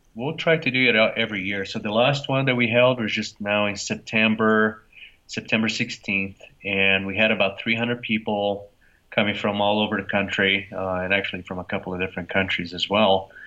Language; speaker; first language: English; non-native, fluent; Portuguese